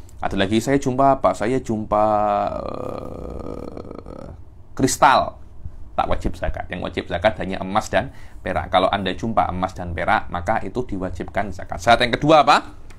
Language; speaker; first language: Indonesian; native; Indonesian